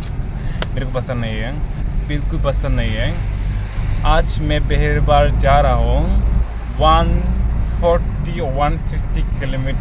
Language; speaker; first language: Hindi; non-native, local second language; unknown